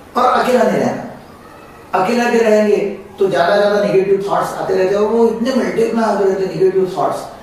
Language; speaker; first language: Hindi; non-native, local second language; Marathi